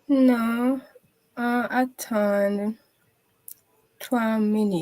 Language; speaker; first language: French; non-native, learner; English